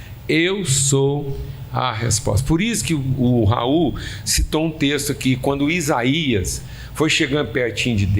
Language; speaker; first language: Portuguese; native; Portuguese